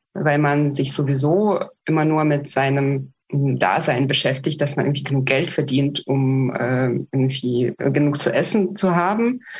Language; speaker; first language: German; non-native, fluent; Russian